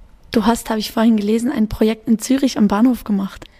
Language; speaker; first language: German; native; German